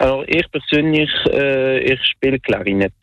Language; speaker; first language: German; non-native, local second language; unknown